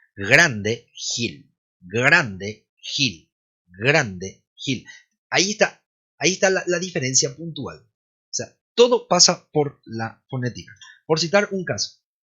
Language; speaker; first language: Spanish; native; Spanish